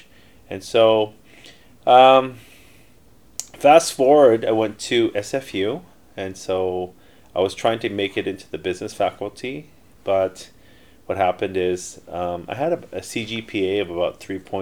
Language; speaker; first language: English; early bilingual, other home language; Korean